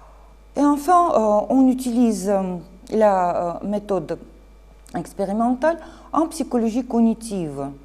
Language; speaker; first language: French; non-native, fluent; Russian